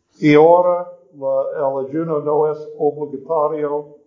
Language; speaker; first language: Spanish; non-native, learner; English